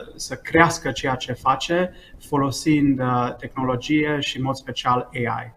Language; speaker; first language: Romanian; early bilingual, heritage; Romanian